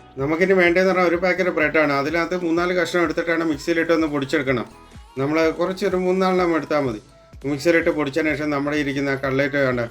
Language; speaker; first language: Malayalam; native; Malayalam